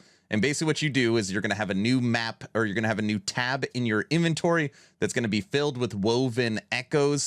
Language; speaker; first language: English; native; English